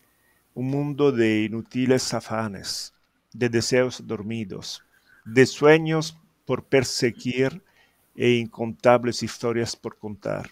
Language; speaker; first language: Spanish; non-native, fluent; Italian